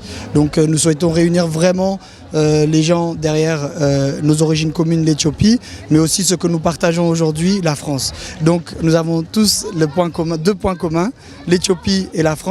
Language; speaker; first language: French; early bilingual, other home language; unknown